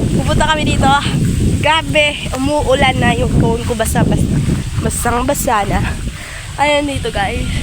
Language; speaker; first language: Filipino; non-native, local second language; Cebuano